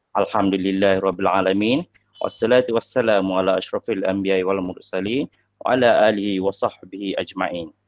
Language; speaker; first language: Malay; native; Malay